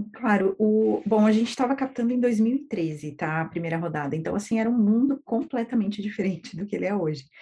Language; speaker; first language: Portuguese; native; Portuguese